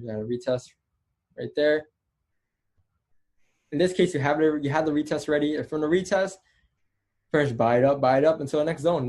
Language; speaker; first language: English; native; English